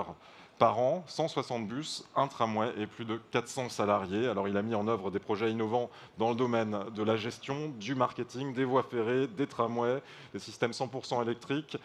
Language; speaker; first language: French; native; French